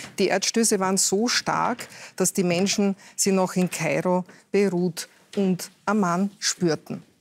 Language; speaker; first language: German; native; German